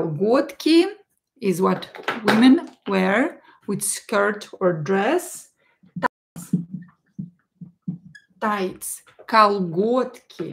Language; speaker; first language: English; non-native, fluent; Russian